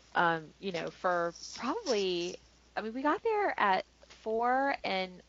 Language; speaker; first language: English; native; English